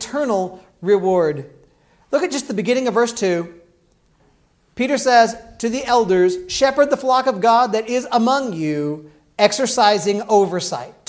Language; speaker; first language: English; native; English